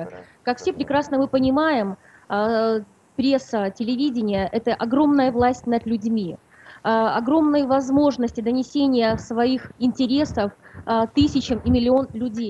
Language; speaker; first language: Russian; native; Russian